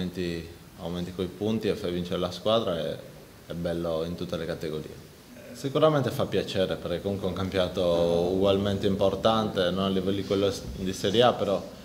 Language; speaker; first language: Italian; native; Italian